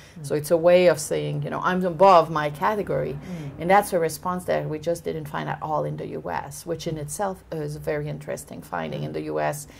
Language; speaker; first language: English; native; English